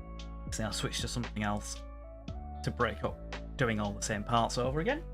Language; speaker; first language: English; native; English